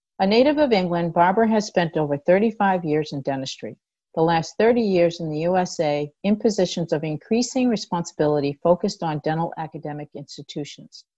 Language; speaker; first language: English; native; English